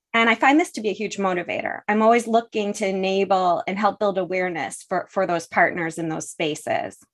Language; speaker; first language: English; native; English